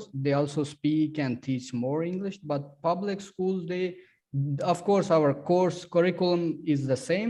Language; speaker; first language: English; non-native, local second language; Urdu